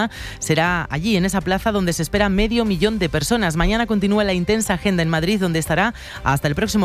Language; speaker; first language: Spanish; native; Spanish